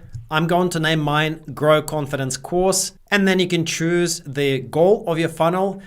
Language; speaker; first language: English; native; English